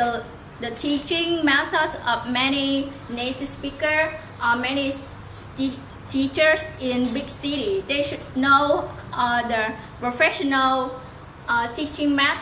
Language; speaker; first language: English; non-native, learner; Vietnamese